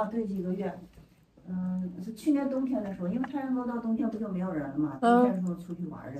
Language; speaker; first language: Chinese; native; Chinese